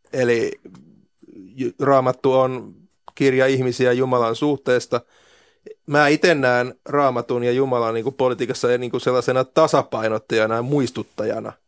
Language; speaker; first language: Finnish; native; Finnish